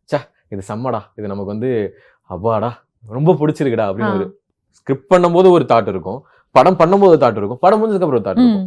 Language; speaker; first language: Tamil; native; Tamil